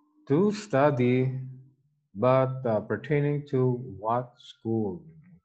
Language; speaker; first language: English; non-native, local second language; Filipino